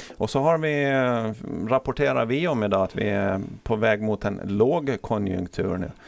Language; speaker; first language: Swedish; native; Swedish